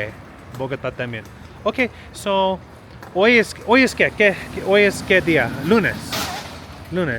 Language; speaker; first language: Spanish; non-native, learner; English